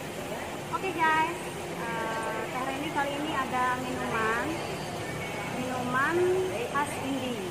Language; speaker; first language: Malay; non-native, local second language; Sundanese